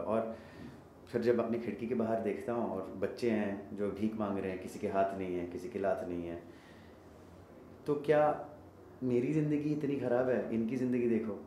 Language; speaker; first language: Hindi; native; Hindi